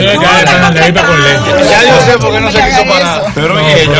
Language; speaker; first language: Spanish; native; Spanish